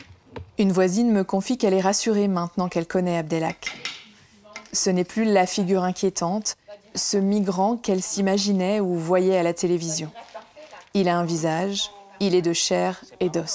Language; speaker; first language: French; native; French